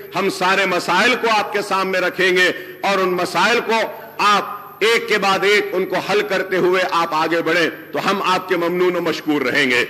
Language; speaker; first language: Urdu; native; Urdu